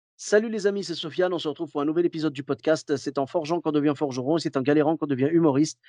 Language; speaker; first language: French; early bilingual, other home language; Arabic